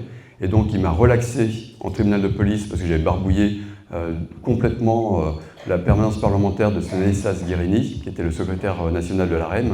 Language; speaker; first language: French; native; French